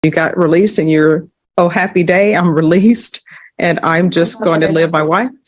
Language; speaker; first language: English; native; English